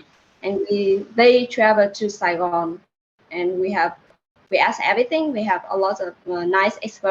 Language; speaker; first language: English; non-native, learner; Vietnamese